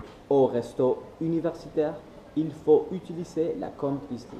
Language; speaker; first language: French; non-native, learner; Spanish